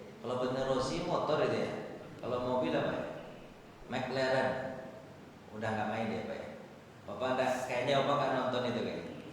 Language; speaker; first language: Indonesian; non-native, local second language; Minangkabau